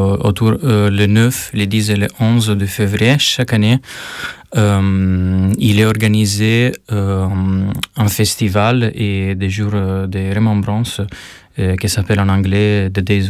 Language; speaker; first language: French; non-native, learner; Albanian